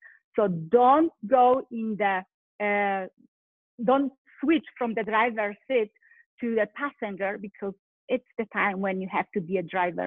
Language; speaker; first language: English; non-native, fluent; Polish